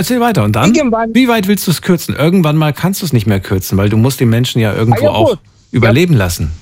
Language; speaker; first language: German; native; German